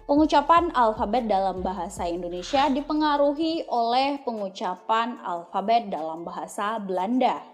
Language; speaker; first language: Indonesian; native; Indonesian